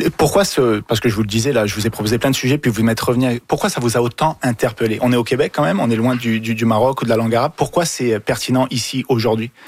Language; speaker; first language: French; early bilingual, other home language; Arabic